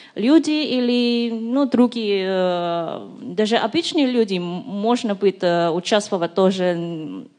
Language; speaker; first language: Russian; non-native, learner; Indonesian